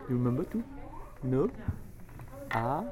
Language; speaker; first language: English; non-native, fluent; French